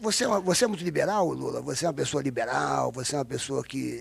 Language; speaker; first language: Portuguese; native; Portuguese